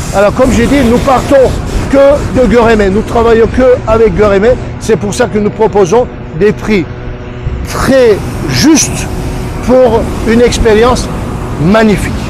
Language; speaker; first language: French; non-native, fluent; Turkish